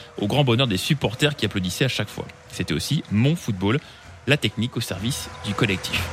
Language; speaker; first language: French; non-native, fluent; Spanish